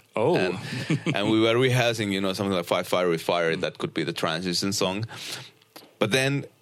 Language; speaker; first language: English; non-native, fluent; Finnish